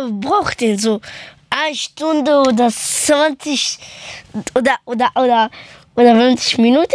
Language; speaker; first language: German; early bilingual, other home language; Persian